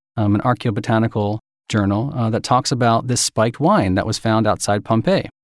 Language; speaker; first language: English; native; English